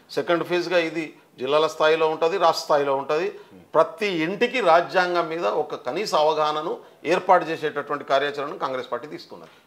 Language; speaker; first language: Telugu; non-native, local second language; Lambadi